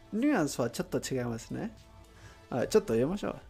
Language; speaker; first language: Japanese; non-native, learner; Spanish